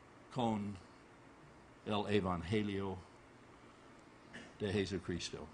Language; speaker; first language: Spanish; non-native, learner; English